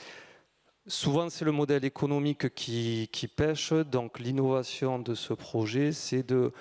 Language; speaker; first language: French; native; French